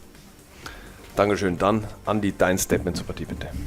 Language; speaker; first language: German; native; German